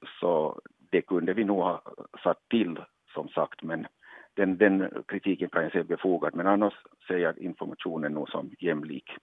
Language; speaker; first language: Swedish; native; Swedish